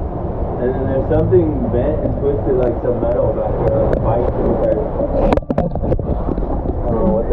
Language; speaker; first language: English; native; English